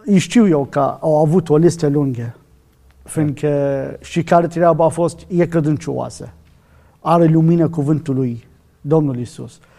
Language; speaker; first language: Romanian; non-native, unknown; Arabic